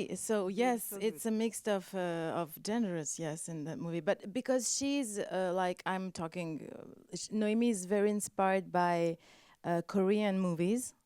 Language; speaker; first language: English; non-native, learner; French